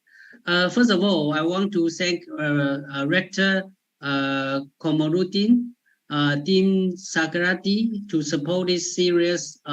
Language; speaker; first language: English; non-native, fluent; Chinese